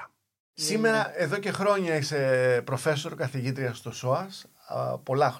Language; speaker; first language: Greek; native; Greek